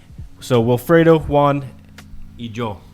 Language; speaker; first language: Spanish; non-native, learner; English